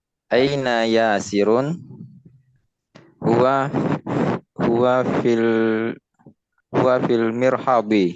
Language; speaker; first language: Arabic; non-native, learner; Indonesian